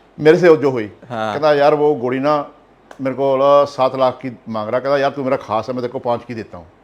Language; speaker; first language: Hindi; non-native, local second language; Punjabi